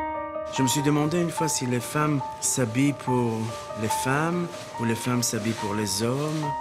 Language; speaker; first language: French; non-native, fluent; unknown